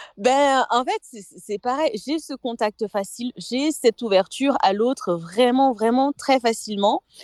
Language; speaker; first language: French; non-native, local second language; Malagasy